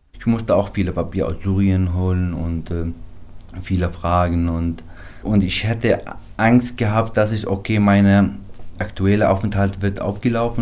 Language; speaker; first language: German; non-native, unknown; Arabic